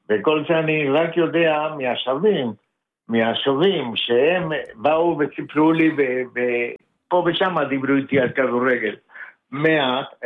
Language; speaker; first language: Hebrew; non-native, fluent; Spanish